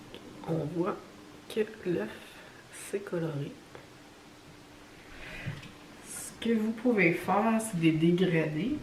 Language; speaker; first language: French; native; French